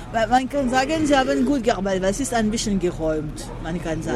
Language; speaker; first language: German; non-native, learner; French